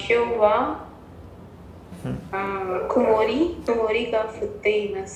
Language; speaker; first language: Japanese; non-native, learner; Hindi